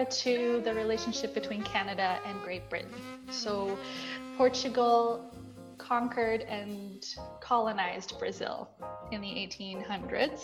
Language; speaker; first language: English; early bilingual, other home language; Portuguese